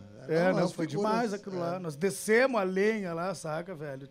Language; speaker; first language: Portuguese; native; Portuguese